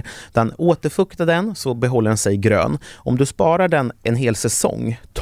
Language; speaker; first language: Swedish; native; Swedish